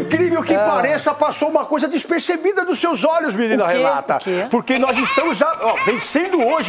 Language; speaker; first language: Portuguese; native; Portuguese